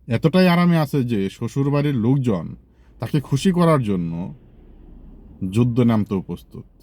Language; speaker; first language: Bangla; native; Bangla